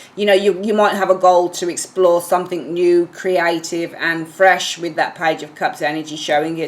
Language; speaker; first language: English; native; English